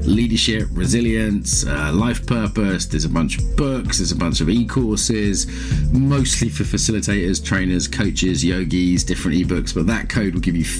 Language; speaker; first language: English; native; English